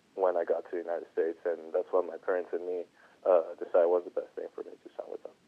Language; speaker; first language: English; non-native, fluent; Italian